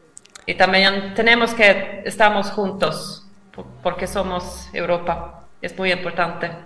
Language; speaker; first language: Spanish; non-native, fluent; Swedish